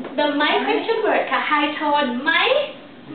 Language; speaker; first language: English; non-native, learner; Thai